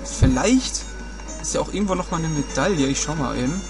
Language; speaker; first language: German; native; German